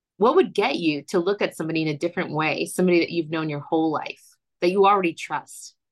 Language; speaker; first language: English; early bilingual, other home language; Spanish